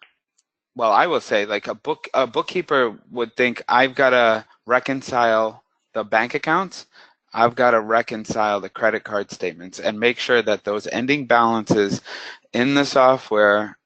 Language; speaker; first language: English; native; English